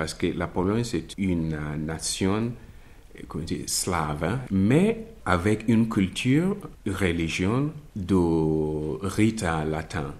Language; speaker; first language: French; non-native, fluent; Italian